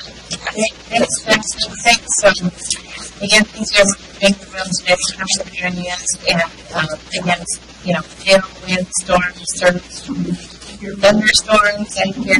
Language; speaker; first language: English; native; English